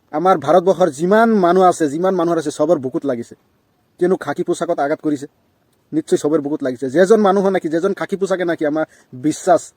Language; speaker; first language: Assamese; native; Assamese